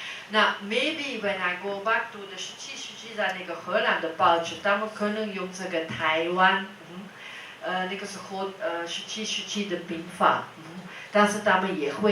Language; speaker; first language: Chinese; non-native, fluent; Dutch